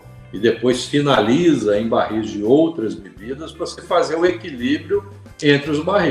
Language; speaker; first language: Portuguese; native; Portuguese